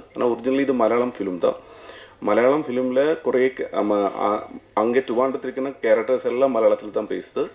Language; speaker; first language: Tamil; non-native, learner; Malayalam